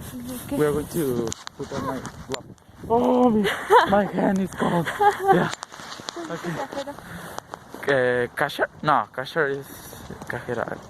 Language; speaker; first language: English; non-native, learner; Spanish